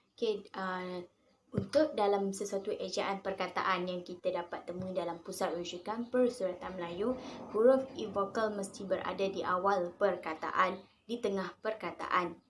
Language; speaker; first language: Malay; native; Malay